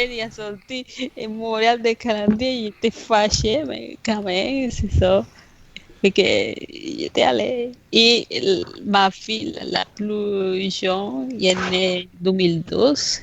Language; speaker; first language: French; non-native, fluent; Spanish